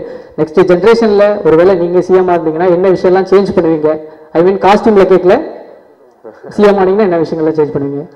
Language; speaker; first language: Tamil; native; Tamil